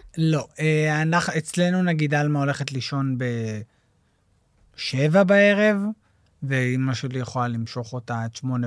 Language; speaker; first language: Hebrew; native; Hebrew